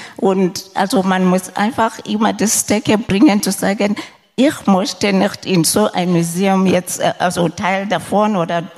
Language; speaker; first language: German; non-native, fluent; Southern Sotho